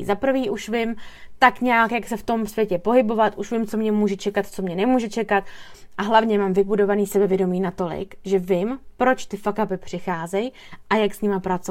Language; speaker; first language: Czech; native; Czech